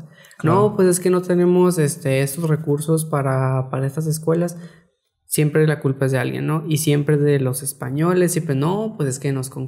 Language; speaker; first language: Spanish; native; Spanish